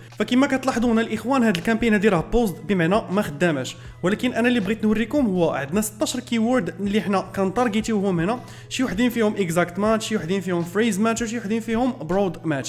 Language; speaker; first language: Arabic; native; Arabic